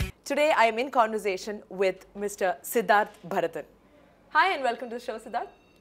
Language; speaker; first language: English; non-native, local second language; Malayalam